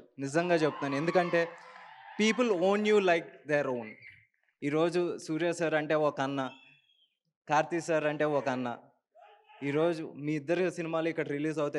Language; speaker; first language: Telugu; native; Telugu